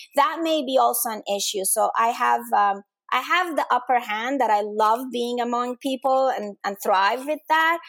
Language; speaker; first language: English; non-native, fluent; Danish